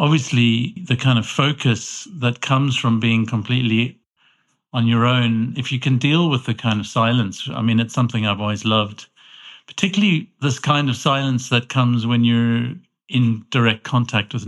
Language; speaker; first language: English; native; English